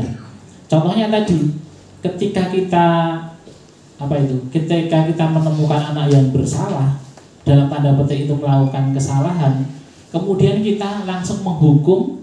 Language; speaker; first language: Indonesian; native; Indonesian